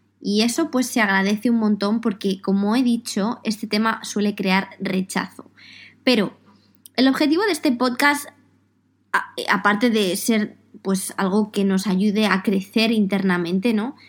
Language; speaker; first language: Spanish; native; Spanish